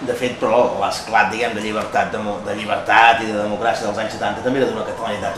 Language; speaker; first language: Catalan; native; Catalan